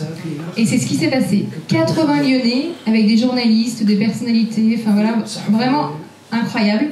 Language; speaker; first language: French; native; French